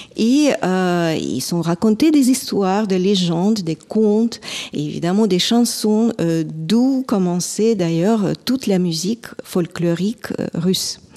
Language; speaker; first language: French; non-native, fluent; Russian